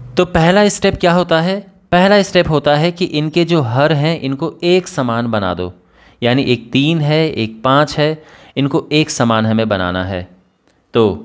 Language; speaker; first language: Hindi; native; Hindi